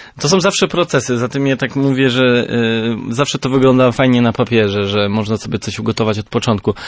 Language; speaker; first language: Polish; native; Polish